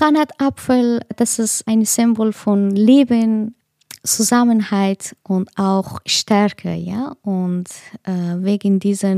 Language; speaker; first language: German; non-native, learner; Persian